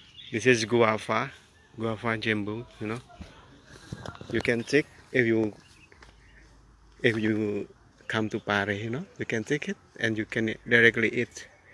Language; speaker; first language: English; non-native, learner; Indonesian